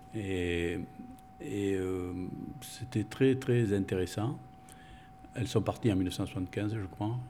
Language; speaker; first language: French; non-native, local second language; Spanish